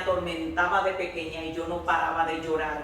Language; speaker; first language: Spanish; native; Spanish